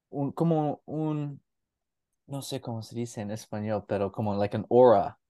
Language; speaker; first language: Spanish; non-native, learner; English